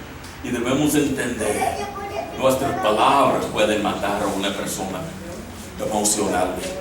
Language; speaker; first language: Spanish; non-native, fluent; English